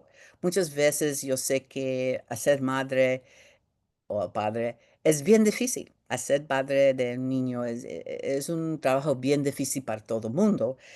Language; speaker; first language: Spanish; early bilingual, heritage; Spanish